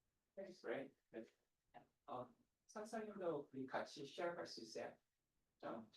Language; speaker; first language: Korean; non-native, learner; English